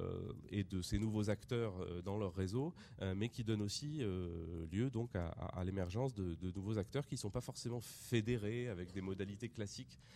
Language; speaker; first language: French; native; French